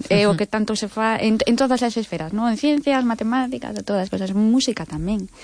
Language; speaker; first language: Galician; non-native, local second language; Spanish